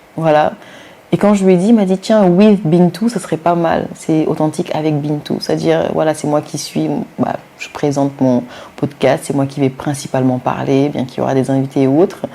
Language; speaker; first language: French; non-native, local second language; Wolof